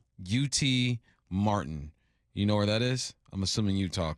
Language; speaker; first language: English; native; English